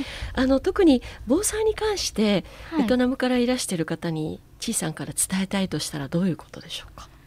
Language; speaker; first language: Japanese; native; Japanese